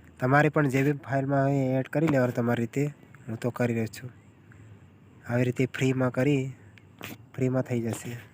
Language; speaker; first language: Gujarati; non-native, local second language; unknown